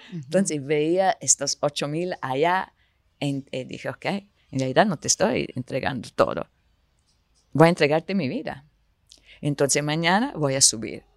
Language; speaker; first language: Spanish; non-native, fluent; Italian